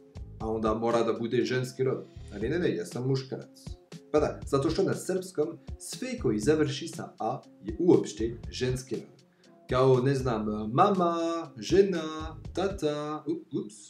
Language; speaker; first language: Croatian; non-native, fluent; French